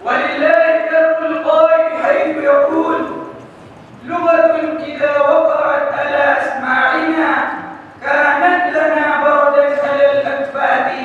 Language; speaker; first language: Arabic; non-native, learner; Urdu